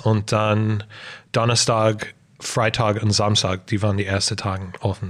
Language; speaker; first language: German; non-native, fluent; English